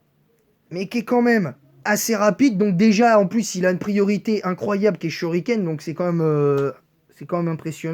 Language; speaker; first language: French; native; French